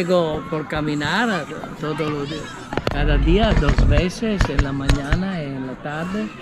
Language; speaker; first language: Spanish; non-native, learner; Italian